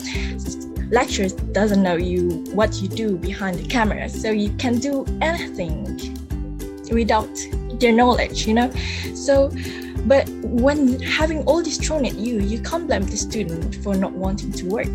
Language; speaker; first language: English; non-native, local second language; Malay